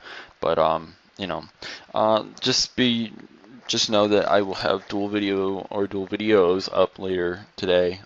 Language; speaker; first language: English; native; English